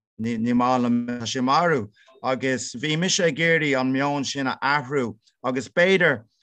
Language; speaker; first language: Irish; non-native, local second language; English